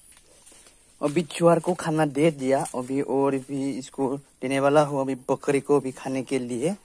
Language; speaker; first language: Hindi; non-native, local second language; Bodo